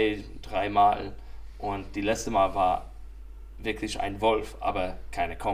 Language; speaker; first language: German; non-native, fluent; English